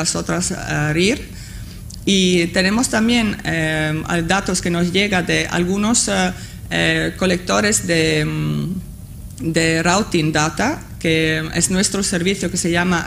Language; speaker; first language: Spanish; non-native, fluent; Italian